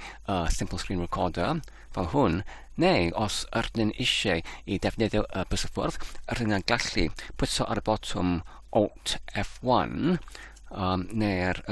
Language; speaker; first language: Welsh; non-native, learner; Polish